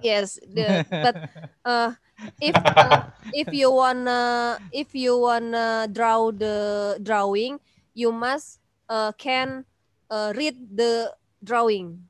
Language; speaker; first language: English; non-native, learner; Indonesian